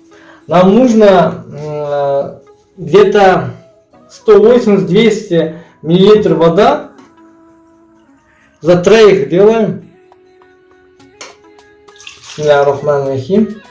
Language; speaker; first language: Russian; non-native, learner; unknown